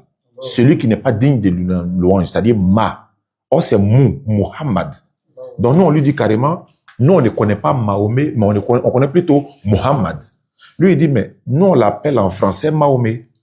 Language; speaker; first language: French; non-native, local second language; Bambara